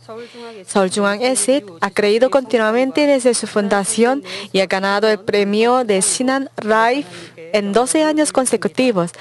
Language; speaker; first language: Spanish; non-native, learner; Korean